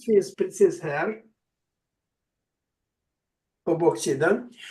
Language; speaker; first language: Swedish; non-native, learner; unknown